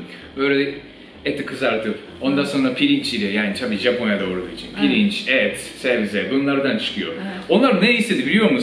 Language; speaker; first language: Turkish; non-native, fluent; Japanese